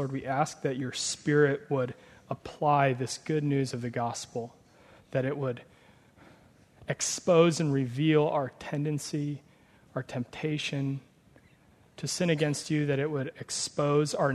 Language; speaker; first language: English; native; English